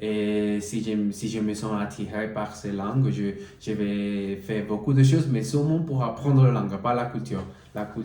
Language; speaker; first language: French; non-native, learner; Spanish